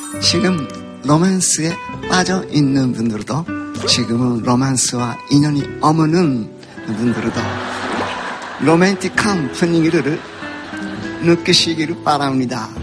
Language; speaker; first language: Korean; non-native, learner; Japanese